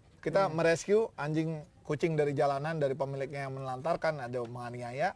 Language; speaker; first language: Indonesian; native; Indonesian